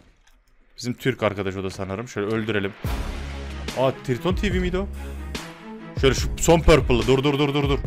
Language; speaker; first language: Turkish; native; Turkish